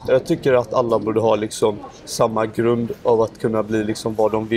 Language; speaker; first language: Swedish; native; Swedish